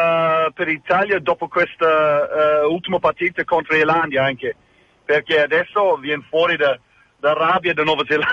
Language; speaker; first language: Italian; non-native, fluent; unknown